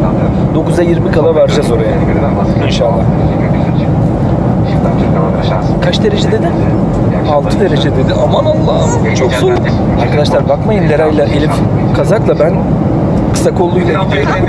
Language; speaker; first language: Turkish; native; Turkish